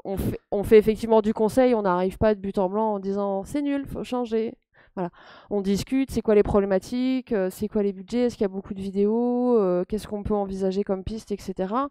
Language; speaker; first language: French; native; French